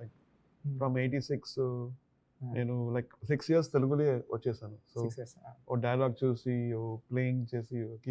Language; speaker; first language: Telugu; non-native, learner; Tamil